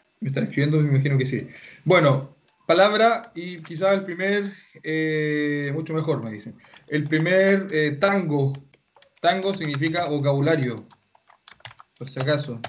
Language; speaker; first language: Spanish; native; Spanish